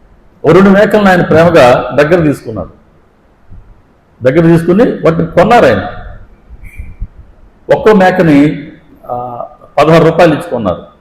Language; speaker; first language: Telugu; native; Telugu